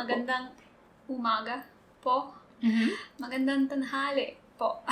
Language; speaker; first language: Filipino; non-native, learner; Russian